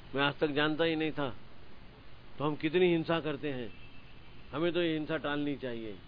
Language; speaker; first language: Hindi; non-native, local second language; Gujarati